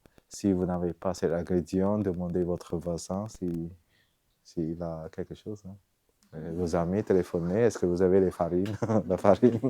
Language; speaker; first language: French; non-native, fluent; Vietnamese